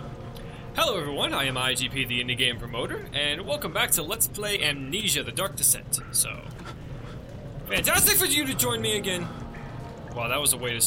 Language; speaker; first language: English; native; English